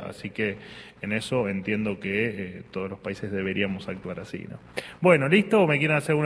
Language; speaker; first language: Spanish; native; Spanish